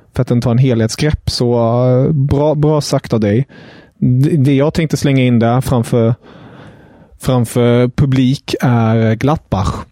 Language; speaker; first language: Swedish; non-native, fluent; German